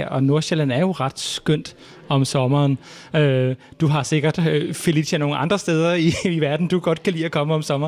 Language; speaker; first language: Danish; native; Danish